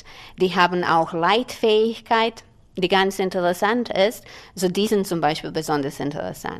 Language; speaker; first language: German; non-native, fluent; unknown